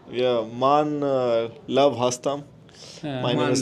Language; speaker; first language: English; non-native, local second language; Hindi